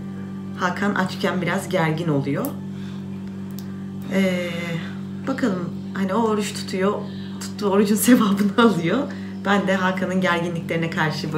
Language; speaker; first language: Turkish; native; Turkish